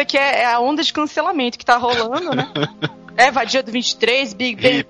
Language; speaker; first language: Portuguese; native; Portuguese